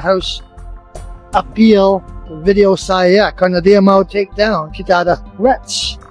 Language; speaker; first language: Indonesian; non-native, learner; English